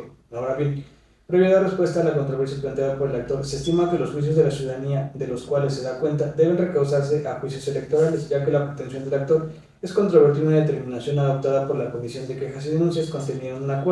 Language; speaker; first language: Spanish; native; Spanish